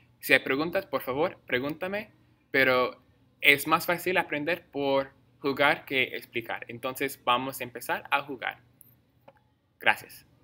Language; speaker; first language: Spanish; non-native, fluent; English